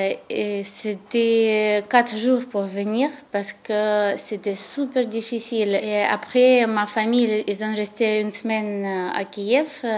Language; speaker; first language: French; non-native, learner; Ukrainian